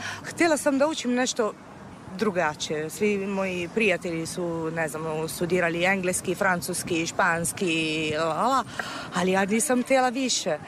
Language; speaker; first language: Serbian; non-native, fluent; Italian